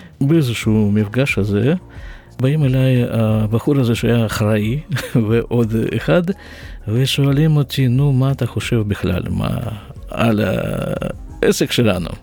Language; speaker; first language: Hebrew; non-native, fluent; Russian